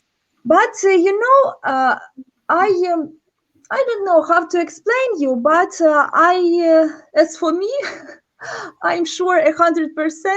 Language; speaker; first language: English; non-native, learner; Ukrainian